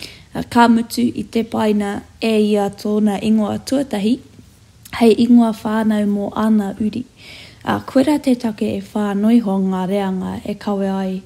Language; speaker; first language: Māori; non-native, local second language; English